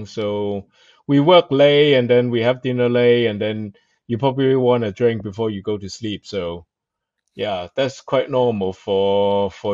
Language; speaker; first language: English; non-native, local second language; Cantonese